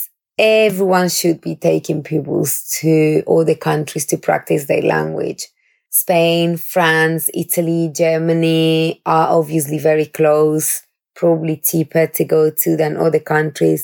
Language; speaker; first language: English; non-native, fluent; Spanish